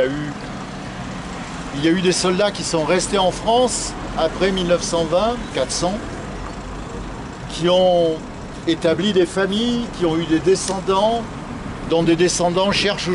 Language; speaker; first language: French; native; French